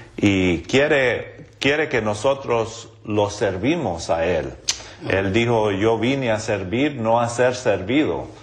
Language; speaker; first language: Spanish; non-native, local second language; English